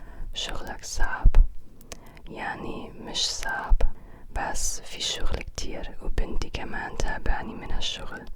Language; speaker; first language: Arabic; non-native, learner; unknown